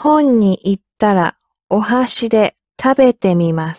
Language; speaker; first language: Japanese; non-native, learner; English